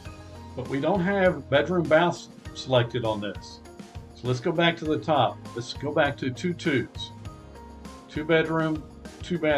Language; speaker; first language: English; native; English